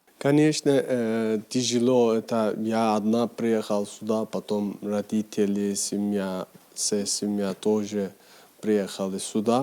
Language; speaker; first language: Russian; non-native, learner; Turkish